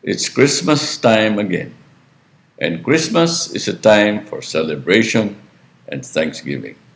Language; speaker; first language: English; non-native, local second language; Filipino